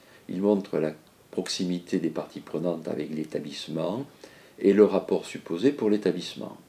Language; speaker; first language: French; native; French